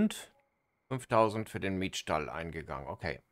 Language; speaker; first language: German; native; German